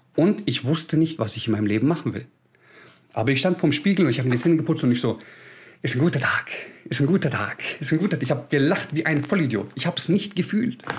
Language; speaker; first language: German; early bilingual, other home language; Croatian